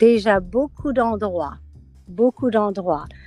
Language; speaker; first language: French; non-native, learner; English